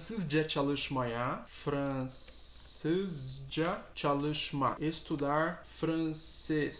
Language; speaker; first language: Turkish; non-native, fluent; Portuguese